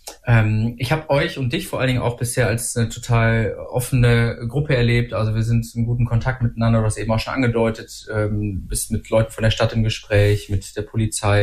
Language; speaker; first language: German; native; German